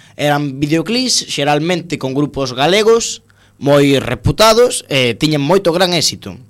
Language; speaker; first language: Galician; non-native, local second language; Spanish